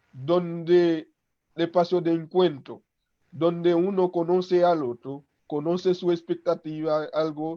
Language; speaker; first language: Spanish; non-native, local second language; Haitian Creole